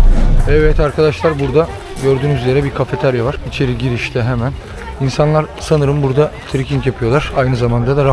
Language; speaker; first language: Turkish; native; Turkish